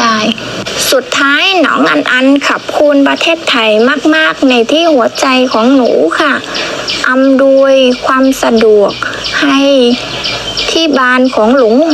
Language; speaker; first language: Thai; non-native, learner; Vietnamese